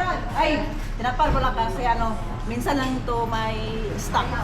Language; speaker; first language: Filipino; non-native, local second language; Cebuano